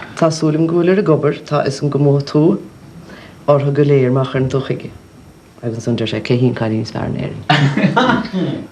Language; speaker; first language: Irish; native; Irish